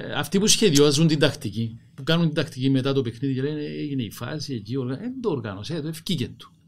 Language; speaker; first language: Greek; native; Greek